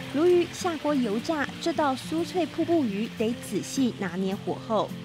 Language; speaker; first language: Chinese; native; Chinese